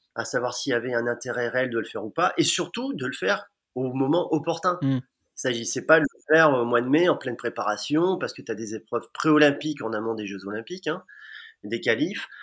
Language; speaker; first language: French; native; French